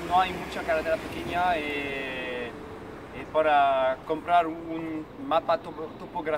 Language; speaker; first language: Spanish; non-native, learner; French